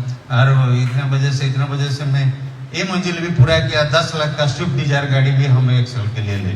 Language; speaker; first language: Hindi; non-native, local second language; Odia